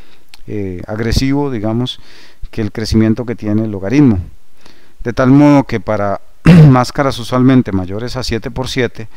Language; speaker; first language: Spanish; native; Spanish